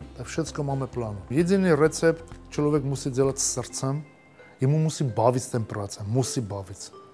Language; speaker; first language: Czech; non-native, learner; Armenian